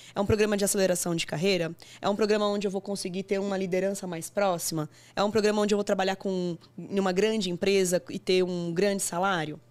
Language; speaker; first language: Portuguese; native; Portuguese